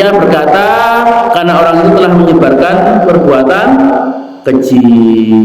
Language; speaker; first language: Indonesian; non-native, local second language; Javanese